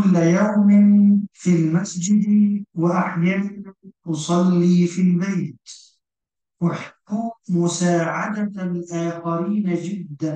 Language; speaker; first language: Arabic; non-native, learner; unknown